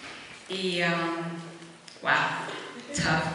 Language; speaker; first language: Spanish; early bilingual, heritage; Spanish